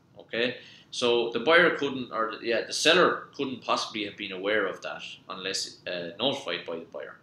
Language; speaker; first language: English; native; English